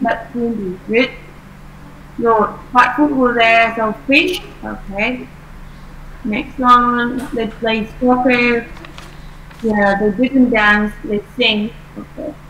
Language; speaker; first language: English; non-native, fluent; Vietnamese